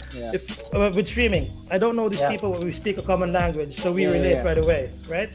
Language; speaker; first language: English; non-native, local second language; Cebuano